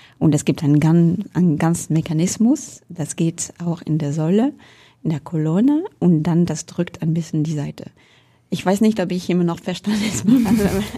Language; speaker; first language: German; non-native, fluent; French